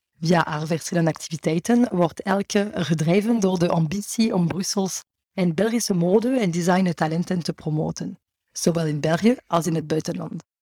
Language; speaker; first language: Dutch; non-native, fluent; French